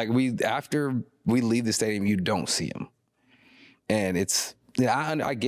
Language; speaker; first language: English; native; English